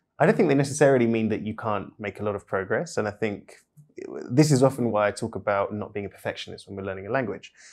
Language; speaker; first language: English; native; English